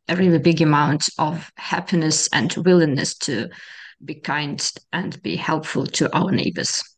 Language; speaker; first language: English; non-native, fluent; Ukrainian